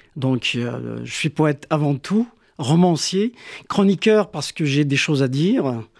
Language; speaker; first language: French; non-native, local second language; Kabyle